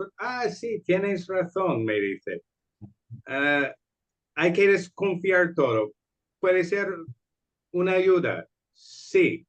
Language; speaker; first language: Spanish; non-native, fluent; English